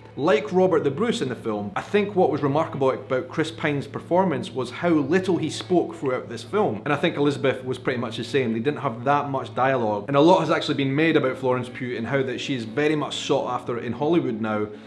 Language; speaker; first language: English; native; English